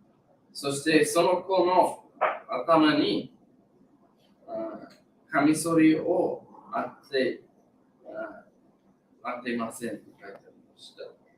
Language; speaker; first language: Japanese; non-native, learner; English